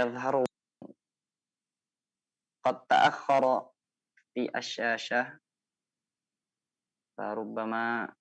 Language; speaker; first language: Arabic; non-native, fluent; Indonesian